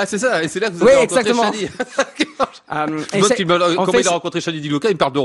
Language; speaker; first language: French; native; French